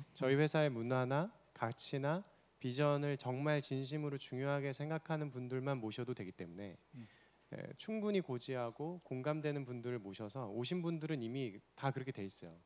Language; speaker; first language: Korean; native; Korean